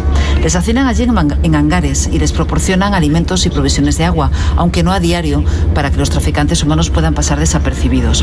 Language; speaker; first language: Spanish; native; Spanish